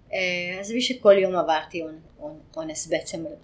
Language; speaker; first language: Hebrew; non-native, fluent; Hungarian